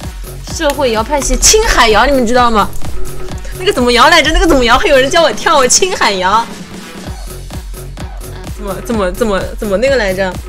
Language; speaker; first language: Chinese; native; Chinese